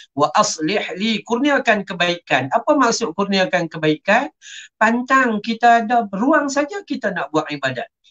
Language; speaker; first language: Malay; native; Malay